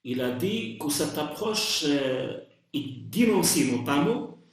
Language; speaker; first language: French; non-native, local second language; Arabic